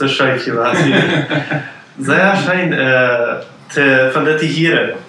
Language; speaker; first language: German; non-native, learner; Plautdietsch